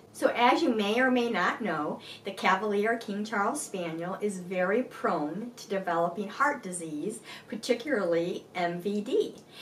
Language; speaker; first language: English; native; English